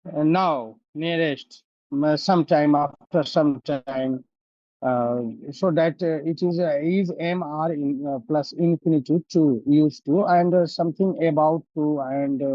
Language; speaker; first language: English; non-native, learner; Hindi